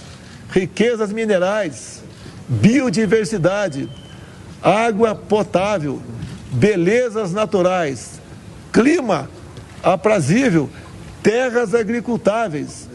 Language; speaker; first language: Portuguese; native; Portuguese